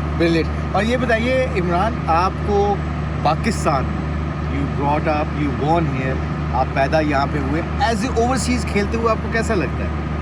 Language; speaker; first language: Urdu; non-native, local second language; Punjabi